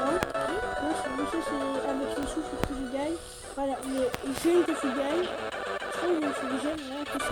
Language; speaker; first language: French; native; French